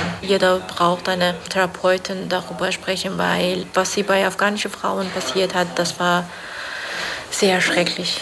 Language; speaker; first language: German; non-native, fluent; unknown